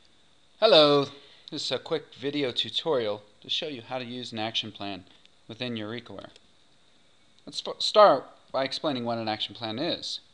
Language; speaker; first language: English; native; English